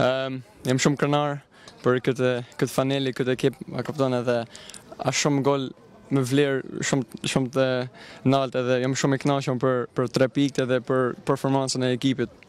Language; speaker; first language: Albanian; early bilingual, heritage; Albanian